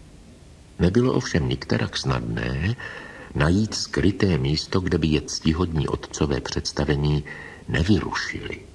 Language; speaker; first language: Czech; native; Czech